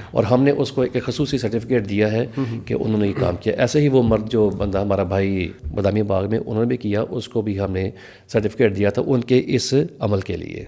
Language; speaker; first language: Urdu; non-native, local second language; Punjabi